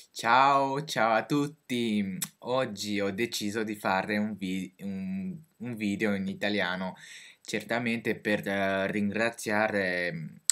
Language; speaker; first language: Italian; non-native, learner; French